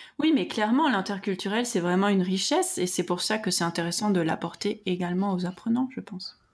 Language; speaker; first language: French; native; French